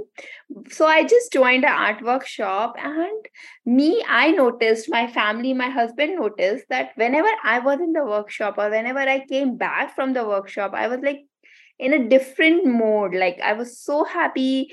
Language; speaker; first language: English; non-native, local second language; Hindi